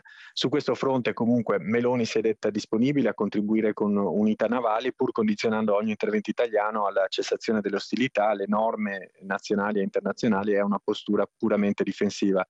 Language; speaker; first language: Italian; native; Italian